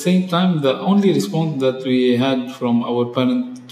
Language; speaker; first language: English; non-native, fluent; Arabic